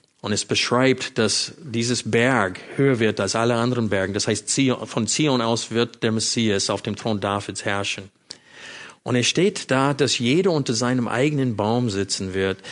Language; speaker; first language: German; non-native, fluent; English